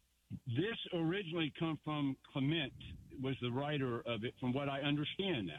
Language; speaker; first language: English; native; English